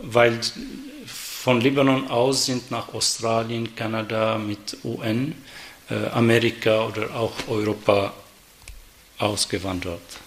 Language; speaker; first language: German; non-native, fluent; Arabic